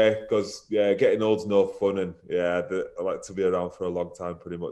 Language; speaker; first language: English; native; English